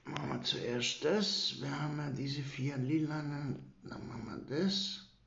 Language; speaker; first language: German; native; German